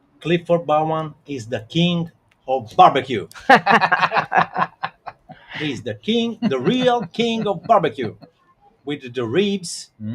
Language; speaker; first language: English; non-native, learner; Italian